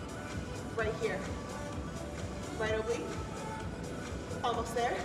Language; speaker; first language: English; native; English